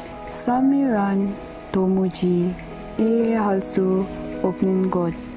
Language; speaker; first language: Korean; non-native, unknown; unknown